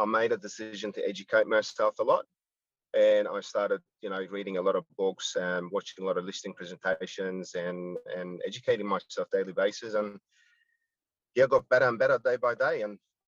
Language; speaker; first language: English; non-native, fluent; Greek